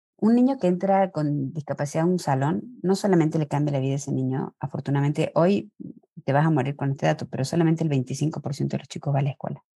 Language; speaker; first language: Spanish; native; Spanish